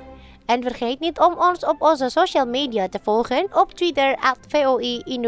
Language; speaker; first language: Dutch; non-native, fluent; Indonesian